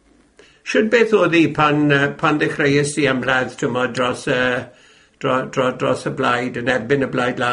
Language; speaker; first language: Welsh; native; Welsh